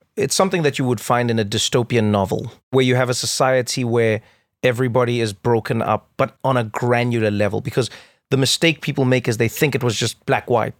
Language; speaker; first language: English; native; English